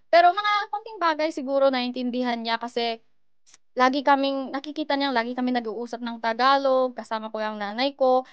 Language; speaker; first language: Filipino; early bilingual, heritage; Korean